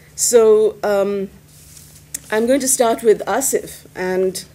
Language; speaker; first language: English; non-native, local second language; Hindi